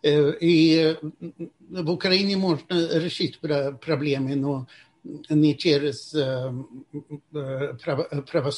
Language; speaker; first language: Russian; non-native, fluent; Swedish